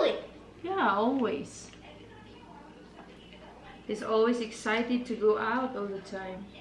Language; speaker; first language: English; non-native, learner; Filipino